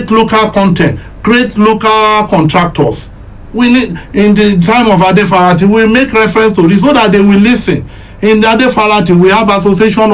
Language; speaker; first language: English; non-native, local second language; Yoruba